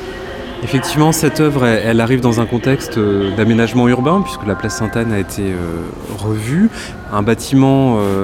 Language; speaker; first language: French; native; French